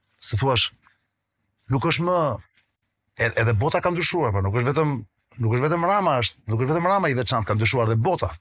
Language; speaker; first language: Albanian; non-native, local second language; Greek